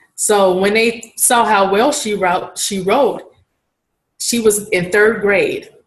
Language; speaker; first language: English; native; English